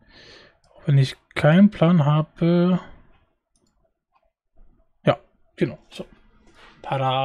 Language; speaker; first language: German; native; German